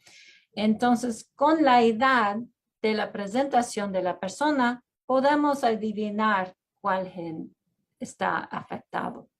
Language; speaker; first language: Spanish; non-native, fluent; English